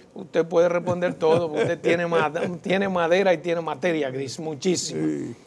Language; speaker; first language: Spanish; native; Spanish